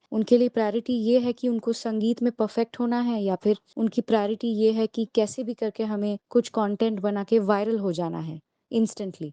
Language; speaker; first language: Hindi; non-native, local second language; Bangla